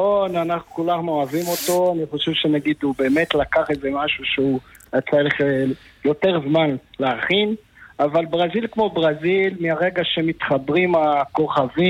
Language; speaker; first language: Hebrew; non-native, fluent; Portuguese